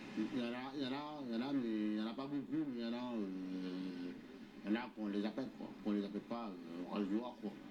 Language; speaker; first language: French; non-native, local second language; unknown